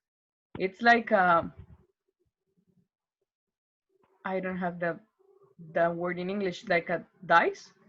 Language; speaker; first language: English; non-native, learner; Spanish